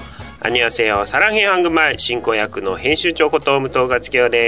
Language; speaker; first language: Korean; non-native, fluent; Japanese